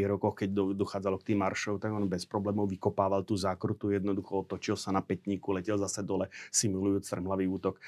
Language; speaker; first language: Slovak; native; Slovak